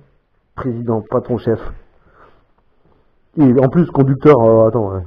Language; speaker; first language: French; native; French